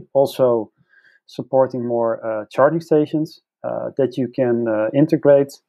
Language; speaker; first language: English; non-native, fluent; Dutch